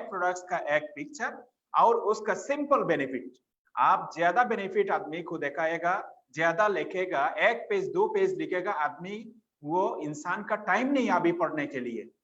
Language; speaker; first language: Hindi; non-native, fluent; Bangla